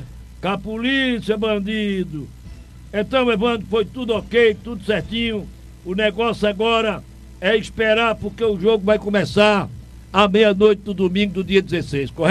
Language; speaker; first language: Portuguese; native; Portuguese